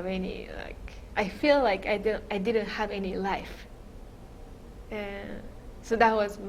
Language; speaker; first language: English; non-native, fluent; Japanese